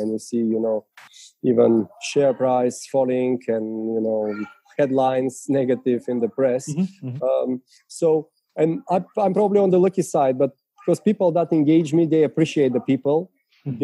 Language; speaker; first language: English; non-native, fluent; Bulgarian